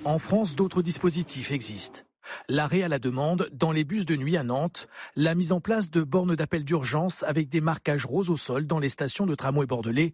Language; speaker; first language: French; native; French